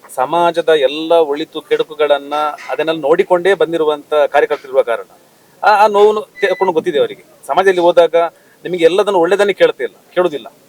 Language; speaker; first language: Kannada; native; Kannada